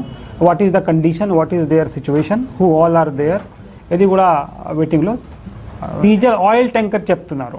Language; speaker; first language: Telugu; non-native, local second language; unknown